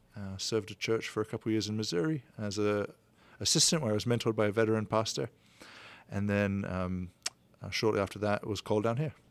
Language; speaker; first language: English; native; English